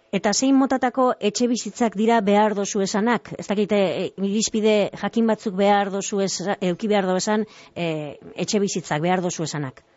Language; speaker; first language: Basque; native; Basque